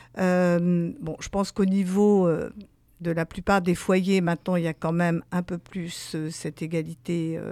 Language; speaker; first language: French; native; French